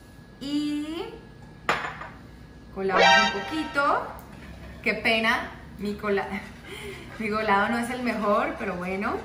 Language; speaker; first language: Spanish; native; Spanish